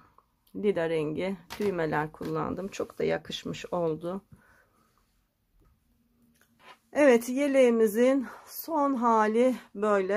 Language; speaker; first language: Turkish; native; Turkish